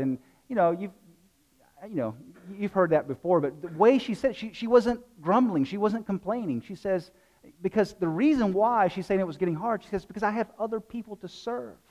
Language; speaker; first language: English; native; English